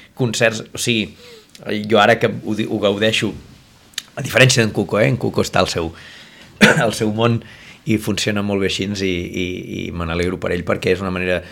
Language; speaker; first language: Catalan; native; Catalan